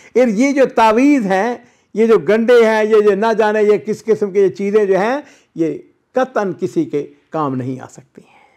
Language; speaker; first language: Urdu; non-native, local second language; Punjabi